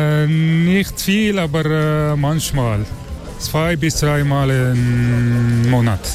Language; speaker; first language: German; non-native, learner; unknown